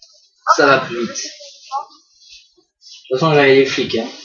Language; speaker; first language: French; native; French